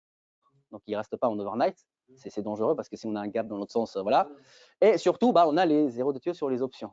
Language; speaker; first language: French; native; French